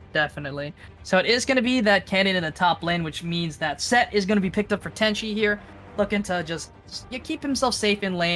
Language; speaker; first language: English; native; English